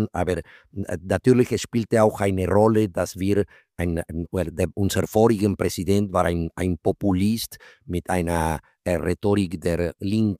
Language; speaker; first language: German; non-native, fluent; Spanish